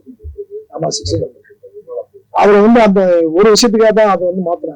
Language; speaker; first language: Tamil; native; Tamil